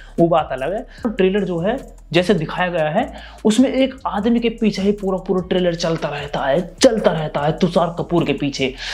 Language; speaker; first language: Hindi; native; Hindi